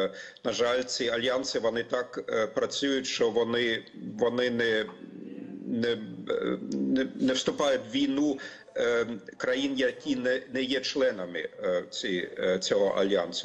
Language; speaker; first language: Ukrainian; non-native, fluent; German